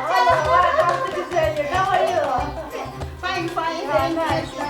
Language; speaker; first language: English; non-native, learner; French